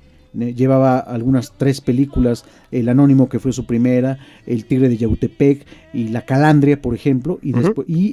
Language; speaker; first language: Spanish; native; Spanish